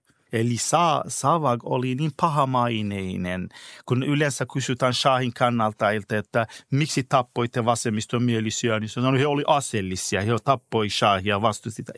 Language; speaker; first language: Finnish; non-native, fluent; Persian